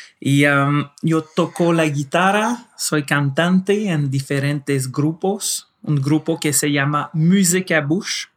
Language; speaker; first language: Spanish; non-native, fluent; French